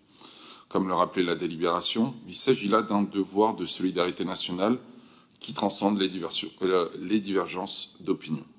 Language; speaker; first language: French; native; French